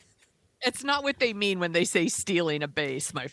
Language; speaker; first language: English; native; English